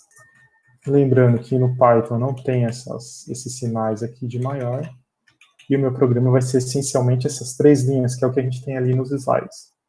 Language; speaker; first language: Portuguese; native; Portuguese